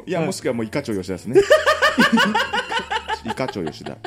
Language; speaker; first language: Japanese; native; Japanese